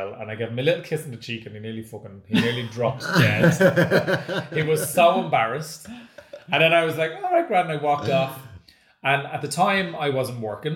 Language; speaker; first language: English; native; English